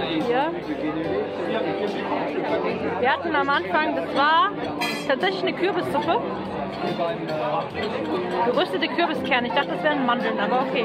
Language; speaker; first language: German; native; German